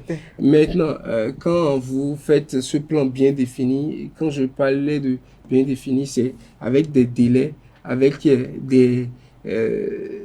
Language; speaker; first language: French; non-native, local second language; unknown